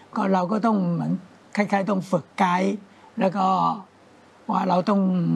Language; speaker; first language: Thai; non-native, fluent; Chinese